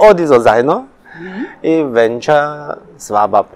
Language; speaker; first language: Macedonian; non-native, learner; Chinese